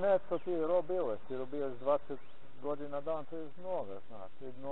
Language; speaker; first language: Polish; non-native, learner; Ukrainian